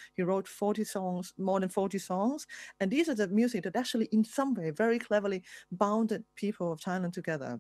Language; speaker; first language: English; non-native, fluent; Thai